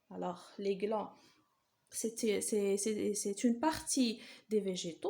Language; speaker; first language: French; non-native, local second language; Arabic